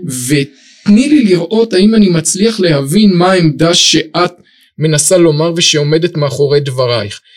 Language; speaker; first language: Hebrew; native; Hebrew